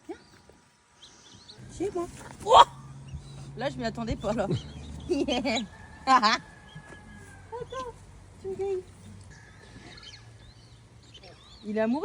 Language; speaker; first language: French; native; French